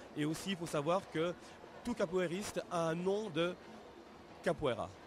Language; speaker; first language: French; native; French